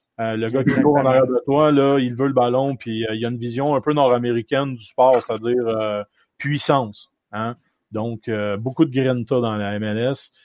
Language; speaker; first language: French; native; French